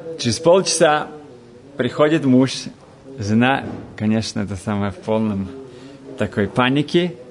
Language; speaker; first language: Russian; early bilingual, heritage; Russian